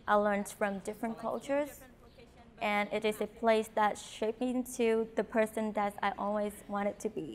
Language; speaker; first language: English; non-native, fluent; Vietnamese